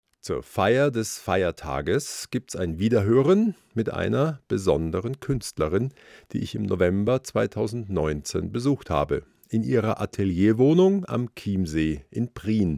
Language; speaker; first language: German; native; German